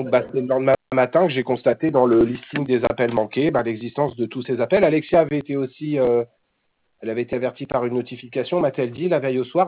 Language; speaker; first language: French; native; French